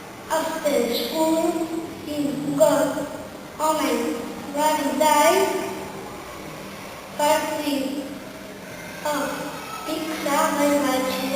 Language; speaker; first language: English; non-native, learner; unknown